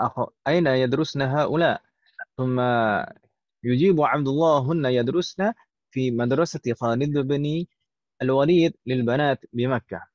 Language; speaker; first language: Arabic; non-native, fluent; Indonesian